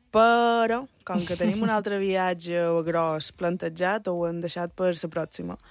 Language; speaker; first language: Catalan; early bilingual, other home language; Spanish